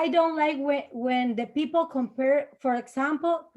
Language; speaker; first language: English; non-native, learner; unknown